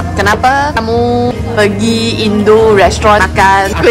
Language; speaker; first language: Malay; non-native, local second language; Chinese